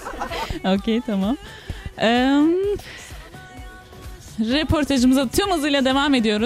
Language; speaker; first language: Turkish; native; Turkish